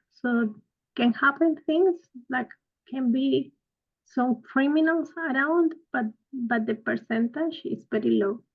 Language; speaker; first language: English; non-native, fluent; Spanish